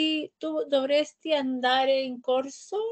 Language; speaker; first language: Italian; non-native, learner; Spanish